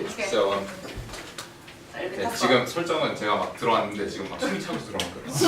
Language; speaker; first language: Korean; native; Korean